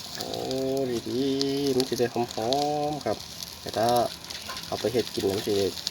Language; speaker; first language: Thai; native; Thai